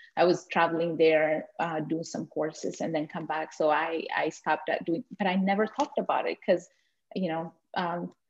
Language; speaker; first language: English; non-native, fluent; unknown